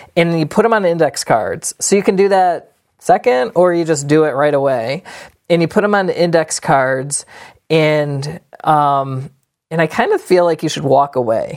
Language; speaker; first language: English; native; English